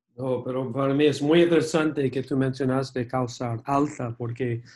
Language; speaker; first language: Spanish; non-native, fluent; English